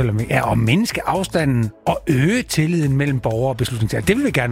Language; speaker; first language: Danish; native; Danish